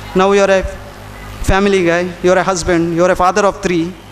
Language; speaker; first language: English; non-native, local second language; Kannada